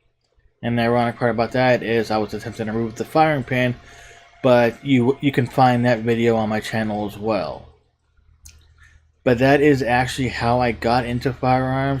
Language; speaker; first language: English; native; English